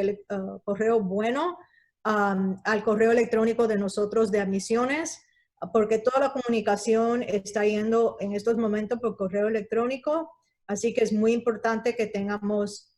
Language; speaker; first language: Spanish; early bilingual, heritage; Spanish